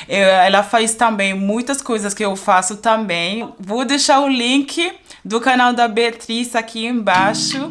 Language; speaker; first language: Portuguese; non-native, fluent; German